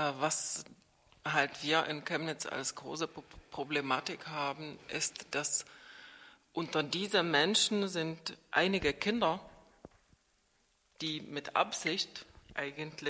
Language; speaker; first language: German; non-native, fluent; Czech